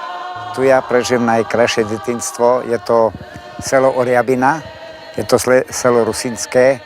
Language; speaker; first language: Slovak; non-native, local second language; Rusyn